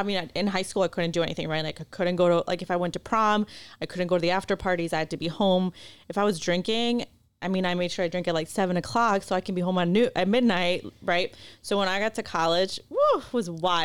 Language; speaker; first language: English; non-native, fluent; Spanish